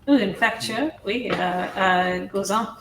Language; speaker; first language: French; non-native, fluent; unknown